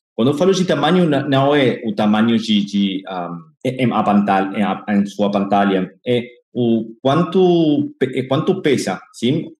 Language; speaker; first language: Portuguese; non-native, fluent; Spanish